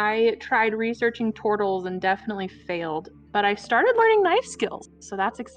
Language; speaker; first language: English; native; English